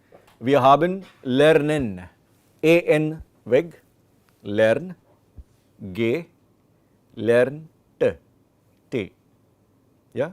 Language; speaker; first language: German; non-native, fluent; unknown